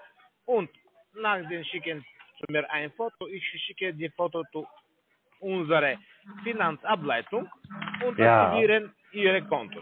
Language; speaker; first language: German; non-native, learner; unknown